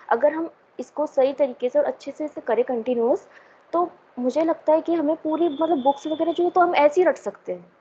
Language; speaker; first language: Hindi; native; Hindi